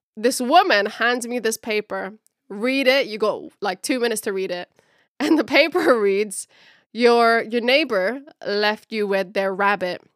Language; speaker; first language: English; early bilingual, other home language; Filipino